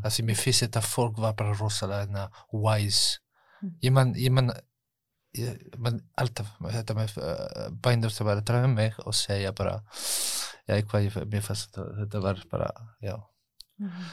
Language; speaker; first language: Icelandic; non-native, learner; French